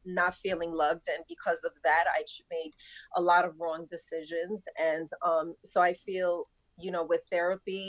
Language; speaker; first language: English; native; English